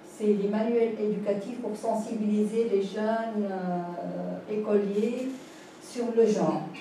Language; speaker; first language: French; non-native, local second language; Arabic